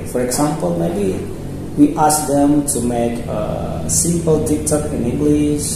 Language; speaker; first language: English; non-native, local second language; Indonesian